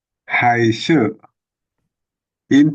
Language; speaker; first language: Chinese; non-native, learner; Indonesian